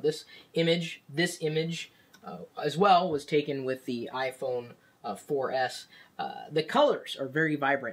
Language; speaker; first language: English; native; English